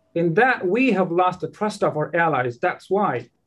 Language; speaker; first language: English; non-native, fluent; Persian